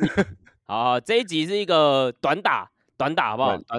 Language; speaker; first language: Chinese; native; Chinese